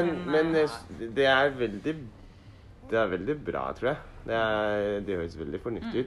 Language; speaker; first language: Norwegian; non-native, learner; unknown